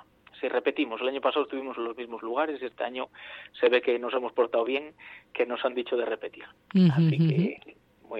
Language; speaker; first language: Spanish; native; Spanish